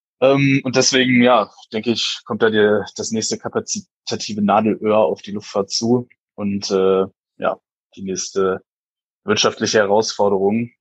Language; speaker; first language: German; native; German